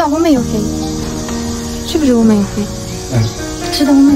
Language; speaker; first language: Chinese; non-native, learner; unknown